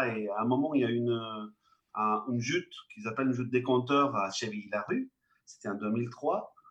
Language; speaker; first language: French; non-native, fluent; Spanish